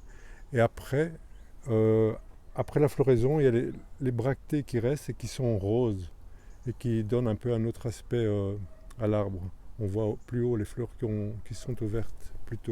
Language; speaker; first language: French; native; French